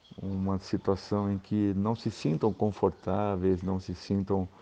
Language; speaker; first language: Portuguese; native; Portuguese